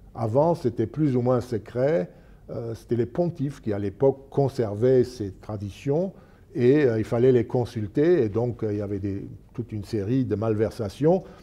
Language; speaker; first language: French; non-native, local second language; Luxembourgish